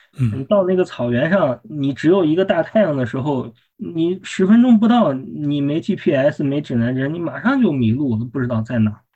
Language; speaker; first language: Chinese; native; Chinese